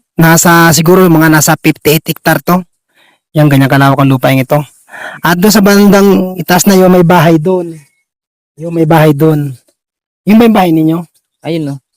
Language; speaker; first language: Filipino; native; Filipino